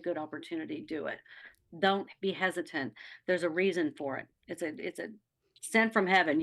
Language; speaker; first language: English; native; English